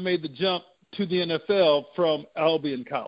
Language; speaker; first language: English; native; English